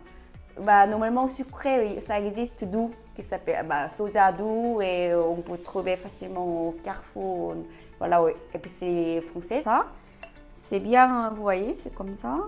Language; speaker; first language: French; non-native, learner; Korean